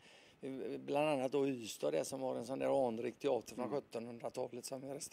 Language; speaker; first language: Swedish; native; Swedish